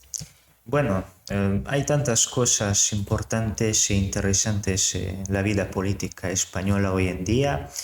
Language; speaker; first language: Spanish; non-native, fluent; Serbian